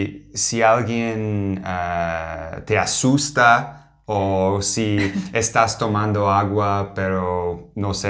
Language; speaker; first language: Spanish; non-native, fluent; English